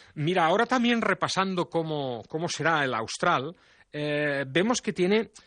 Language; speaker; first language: Spanish; non-native, local second language; Catalan